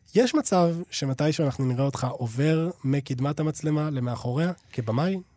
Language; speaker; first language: Hebrew; native; Hebrew